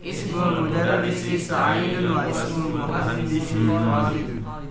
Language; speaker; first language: Arabic; non-native, learner; Indonesian